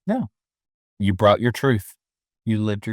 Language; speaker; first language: English; native; English